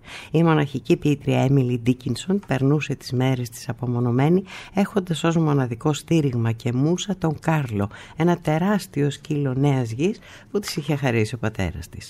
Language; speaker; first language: Greek; native; Greek